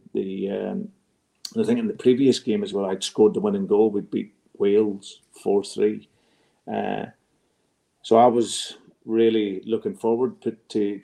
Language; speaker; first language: English; native; English